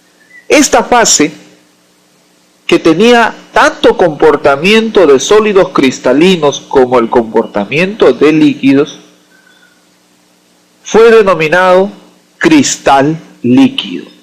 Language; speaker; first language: Spanish; native; Spanish